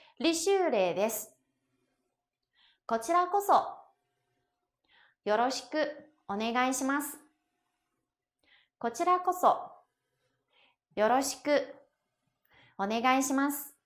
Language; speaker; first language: Japanese; non-native, fluent; Chinese